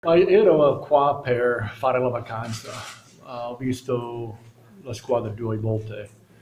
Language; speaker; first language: Italian; non-native, learner; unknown